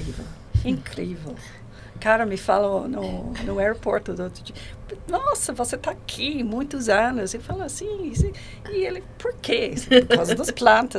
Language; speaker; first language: Portuguese; non-native, fluent; English